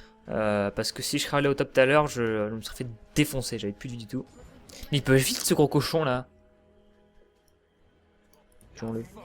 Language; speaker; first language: French; native; French